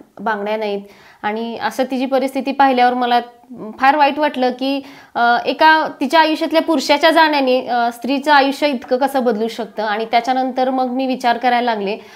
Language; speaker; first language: Marathi; native; Marathi